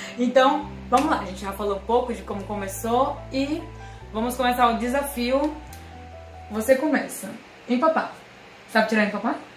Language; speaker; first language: Portuguese; native; Portuguese